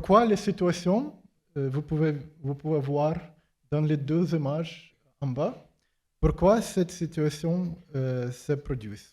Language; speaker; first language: French; non-native, fluent; Ukrainian